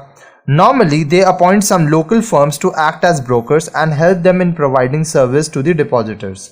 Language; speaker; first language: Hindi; native; Hindi